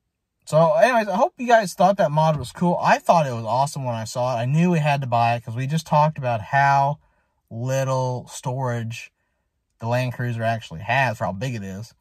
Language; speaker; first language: English; native; English